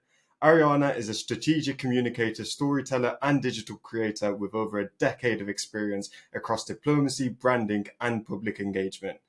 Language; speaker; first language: English; early bilingual, other home language; Albanian